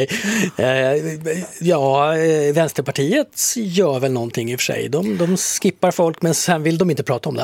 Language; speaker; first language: Swedish; native; Swedish